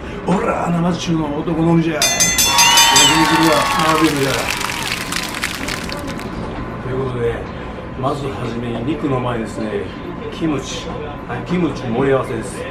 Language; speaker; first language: Japanese; native; Japanese